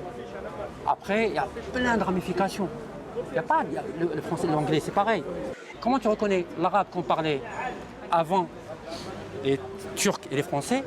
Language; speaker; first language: French; native; French